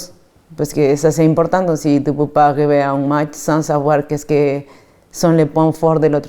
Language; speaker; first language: French; non-native, fluent; Spanish